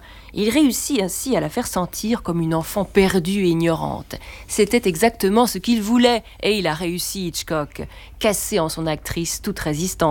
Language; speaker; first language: French; native; French